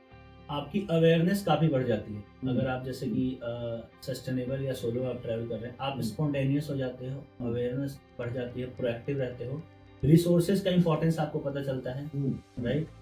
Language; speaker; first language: Hindi; native; Hindi